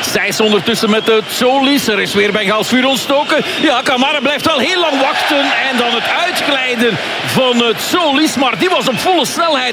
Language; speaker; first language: Dutch; native; Dutch